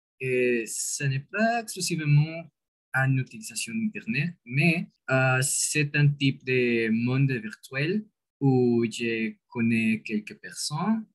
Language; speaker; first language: French; non-native, learner; Spanish